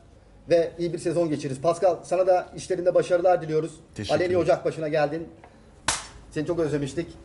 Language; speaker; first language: Turkish; native; Turkish